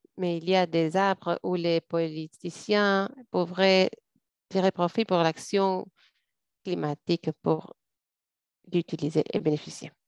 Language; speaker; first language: French; non-native, fluent; English